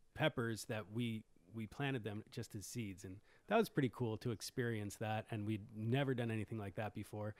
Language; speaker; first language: English; native; English